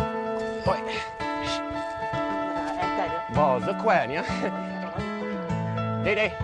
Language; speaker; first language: Vietnamese; non-native, learner; English